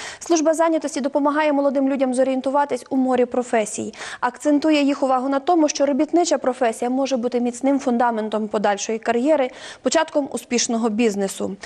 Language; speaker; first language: Ukrainian; native; Ukrainian